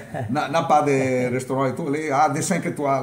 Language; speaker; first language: French; non-native, learner; Italian